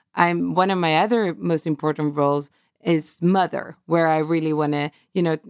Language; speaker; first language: English; non-native, fluent; Swedish